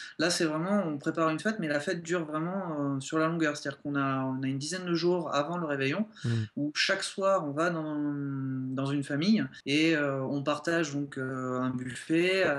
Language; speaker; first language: French; native; French